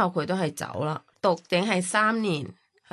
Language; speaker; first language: Cantonese; non-native, fluent; Thai